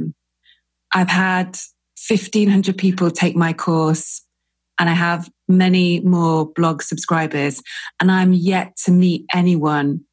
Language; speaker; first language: English; native; English